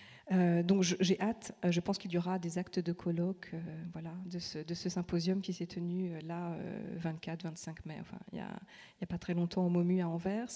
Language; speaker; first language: French; native; French